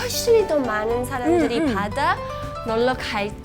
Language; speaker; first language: Korean; non-native, fluent; English